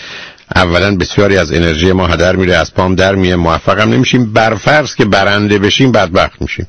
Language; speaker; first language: Persian; native; Persian